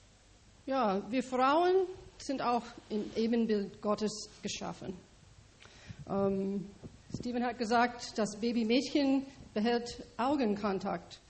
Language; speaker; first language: German; non-native, learner; English